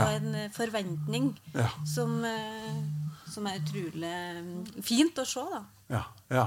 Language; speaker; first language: Norwegian; native; Norwegian